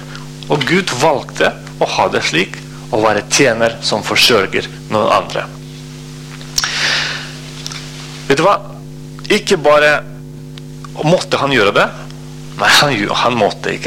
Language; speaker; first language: Norwegian; non-native, fluent; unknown